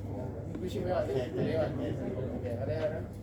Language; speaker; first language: Chinese; native; Chinese